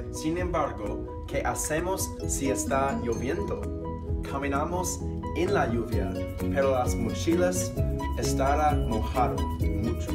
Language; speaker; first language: Spanish; non-native, learner; English